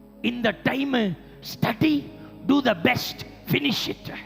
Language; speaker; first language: English; non-native, local second language; Tamil